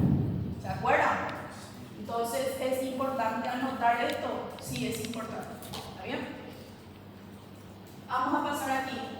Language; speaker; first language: Spanish; native; Spanish